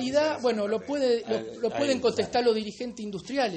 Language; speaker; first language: Spanish; native; Spanish